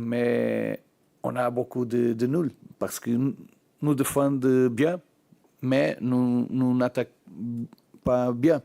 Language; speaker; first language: French; non-native, learner; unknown